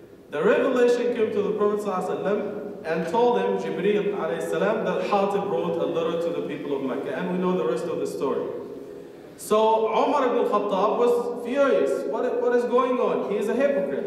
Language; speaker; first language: English; non-native, fluent; Arabic